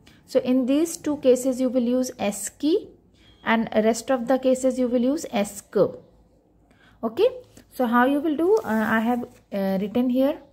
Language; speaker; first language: English; non-native, local second language; Hindi